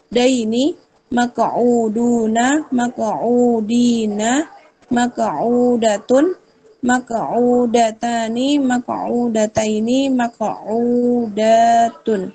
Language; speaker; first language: Arabic; non-native, learner; Indonesian